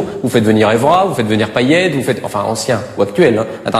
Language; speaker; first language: French; native; French